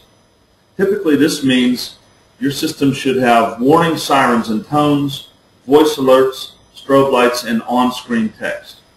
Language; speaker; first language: English; native; English